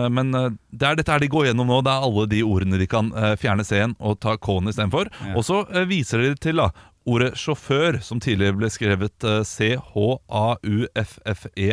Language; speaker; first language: Norwegian; native; Norwegian